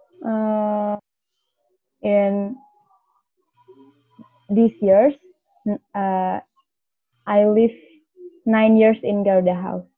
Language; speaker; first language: English; non-native, learner; Indonesian